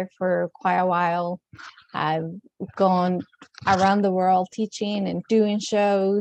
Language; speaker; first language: English; non-native, fluent; Spanish